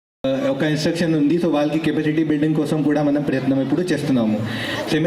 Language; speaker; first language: Telugu; non-native, learner; Hindi